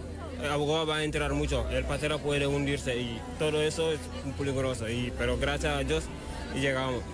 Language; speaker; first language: Spanish; non-native, learner; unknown